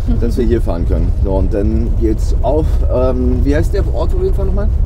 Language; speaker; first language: German; native; German